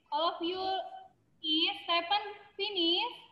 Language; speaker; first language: English; non-native, learner; Indonesian